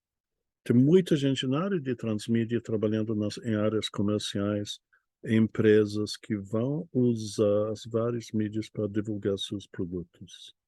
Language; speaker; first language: Portuguese; non-native, fluent; English